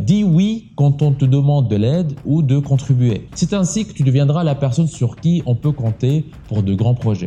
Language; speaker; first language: French; native; French